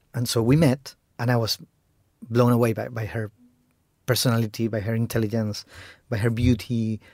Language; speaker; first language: English; non-native, fluent; Spanish